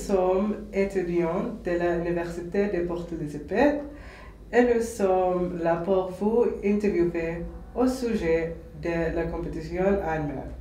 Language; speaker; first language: French; non-native, learner; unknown